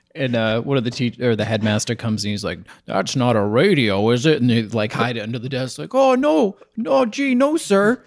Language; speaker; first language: English; native; English